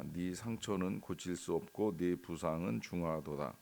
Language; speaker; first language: Korean; native; Korean